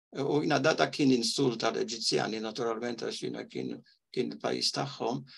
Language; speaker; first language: Maltese; early bilingual, heritage; Maltese